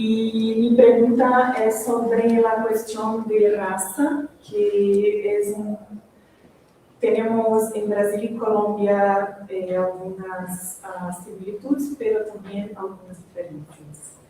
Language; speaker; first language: Spanish; non-native, fluent; Portuguese